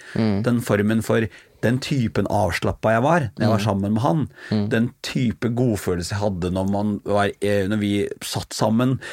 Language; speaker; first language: Norwegian; native; Norwegian